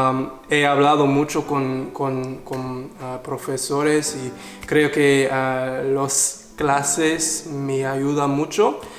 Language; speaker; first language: Spanish; non-native, learner; English